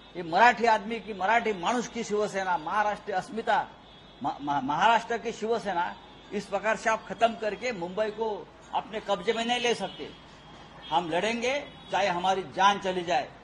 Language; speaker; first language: Hindi; non-native, local second language; Marathi